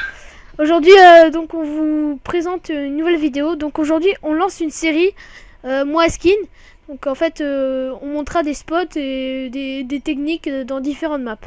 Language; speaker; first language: French; native; French